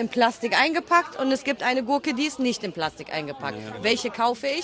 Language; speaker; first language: German; native; German